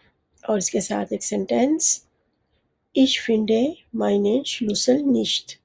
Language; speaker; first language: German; non-native, fluent; Urdu